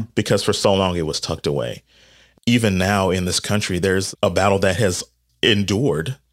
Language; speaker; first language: English; native; English